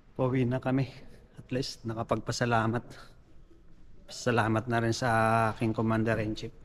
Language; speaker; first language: Filipino; non-native, local second language; Waray